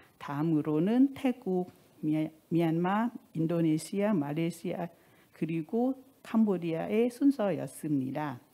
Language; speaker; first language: Korean; non-native, fluent; Thai